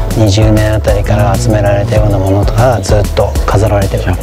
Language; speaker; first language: Japanese; native; Japanese